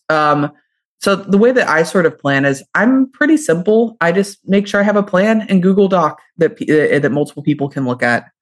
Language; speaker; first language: English; native; English